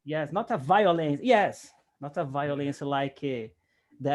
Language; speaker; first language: English; non-native, learner; Portuguese